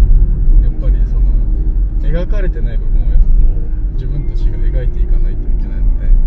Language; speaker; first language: Japanese; native; Japanese